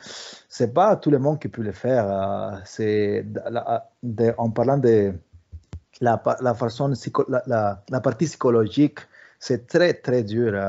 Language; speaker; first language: French; early bilingual, other home language; Spanish